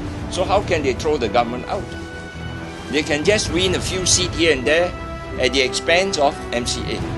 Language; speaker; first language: English; non-native, local second language; Chinese